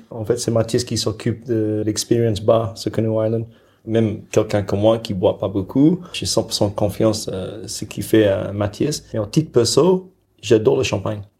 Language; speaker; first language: French; non-native, fluent; English